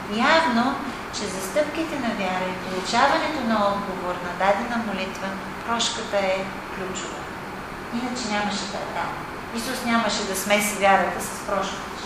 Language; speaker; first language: Bulgarian; native; Bulgarian